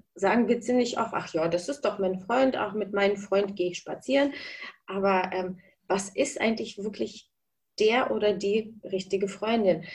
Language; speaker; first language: German; early bilingual, other home language; Russian